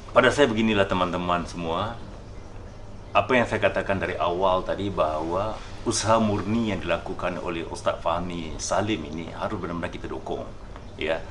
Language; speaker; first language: Malay; native; Malay